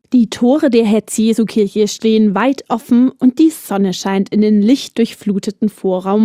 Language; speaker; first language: German; native; German